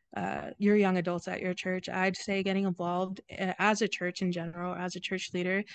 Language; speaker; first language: English; native; English